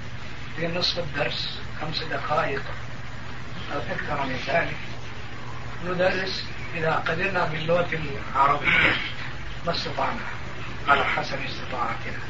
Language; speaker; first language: Arabic; non-native, fluent; Turkish